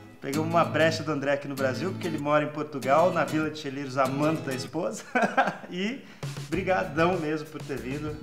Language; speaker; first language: Portuguese; native; Portuguese